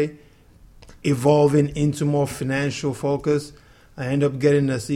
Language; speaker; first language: English; non-native, local second language; Yoruba